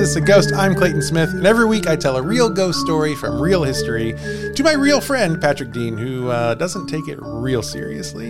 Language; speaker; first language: English; native; English